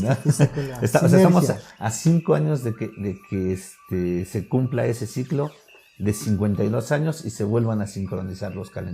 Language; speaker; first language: Spanish; native; Spanish